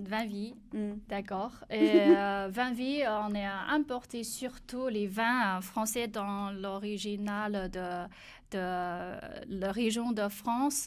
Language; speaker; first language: French; non-native, learner; Chinese